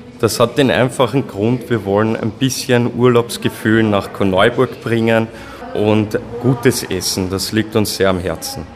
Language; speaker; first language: German; native; German